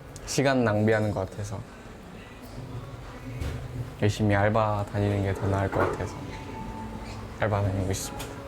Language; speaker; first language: Korean; early bilingual, other home language; English